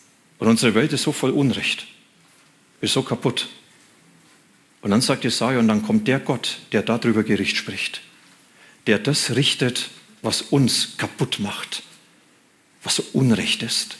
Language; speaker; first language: German; native; German